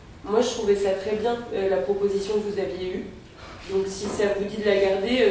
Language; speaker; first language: French; native; French